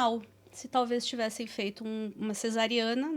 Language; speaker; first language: Portuguese; native; Portuguese